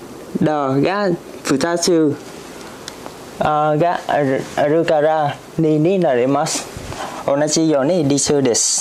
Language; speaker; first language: Japanese; non-native, learner; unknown